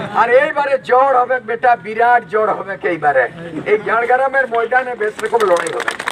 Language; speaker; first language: Bangla; non-native, local second language; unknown